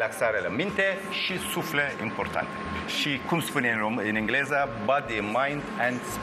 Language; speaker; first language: Romanian; non-native, learner; Turkish